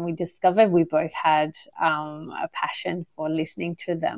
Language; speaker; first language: English; native; English